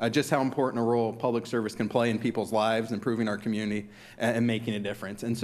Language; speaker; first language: English; native; English